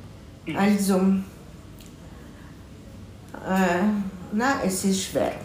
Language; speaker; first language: German; non-native, fluent; Russian